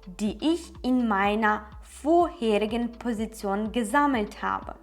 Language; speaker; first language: German; non-native, fluent; Ukrainian